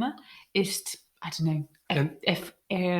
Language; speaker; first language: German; non-native, learner; English